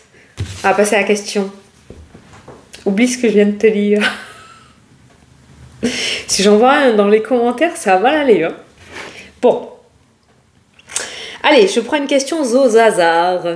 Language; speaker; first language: French; native; French